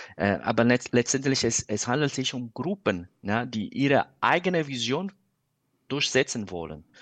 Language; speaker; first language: German; non-native, fluent; Portuguese